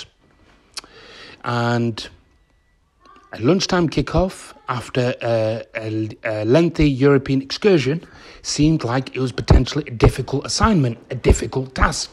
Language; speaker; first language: English; native; English